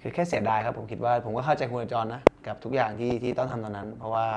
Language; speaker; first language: Thai; early bilingual, other home language; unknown